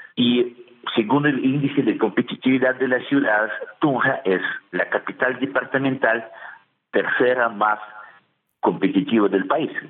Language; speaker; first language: Spanish; non-native, fluent; Russian